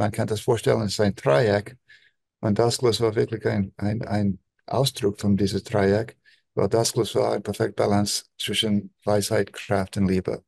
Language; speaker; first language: German; non-native, fluent; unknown